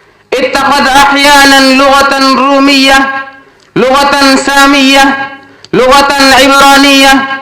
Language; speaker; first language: Arabic; non-native, learner; Urdu